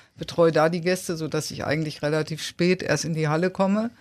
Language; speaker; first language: German; native; German